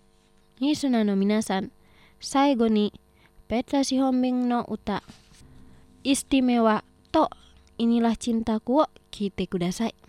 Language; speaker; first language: Japanese; non-native, fluent; Indonesian